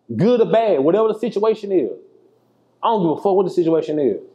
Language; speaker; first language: English; native; English